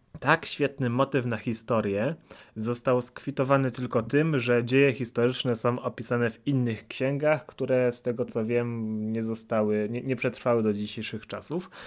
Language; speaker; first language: Polish; native; Polish